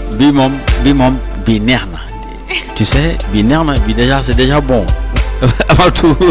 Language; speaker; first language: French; non-native, local second language; Wolof